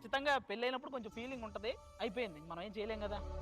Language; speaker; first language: Telugu; native; Telugu